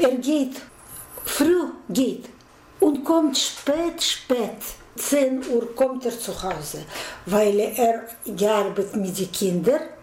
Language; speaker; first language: German; non-native, learner; Russian